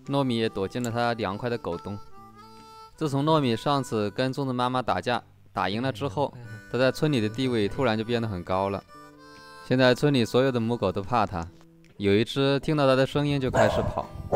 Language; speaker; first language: Chinese; native; Chinese